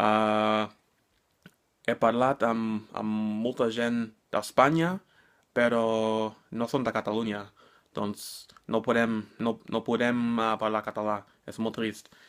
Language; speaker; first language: Catalan; non-native, learner; English